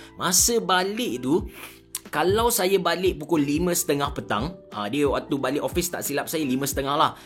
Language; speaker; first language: Malay; native; Malay